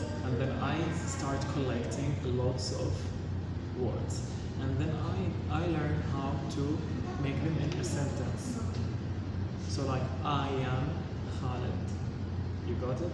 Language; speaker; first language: English; non-native, learner; Arabic